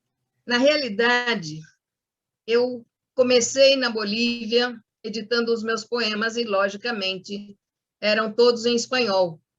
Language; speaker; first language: Portuguese; non-native, fluent; Spanish